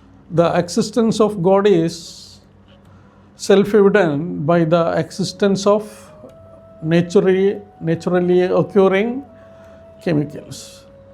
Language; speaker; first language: English; non-native, local second language; Malayalam